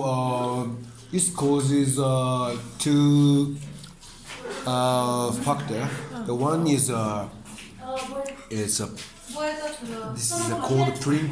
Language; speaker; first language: English; non-native, learner; Japanese